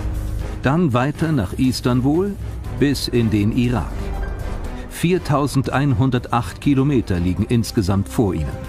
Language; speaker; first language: German; native; German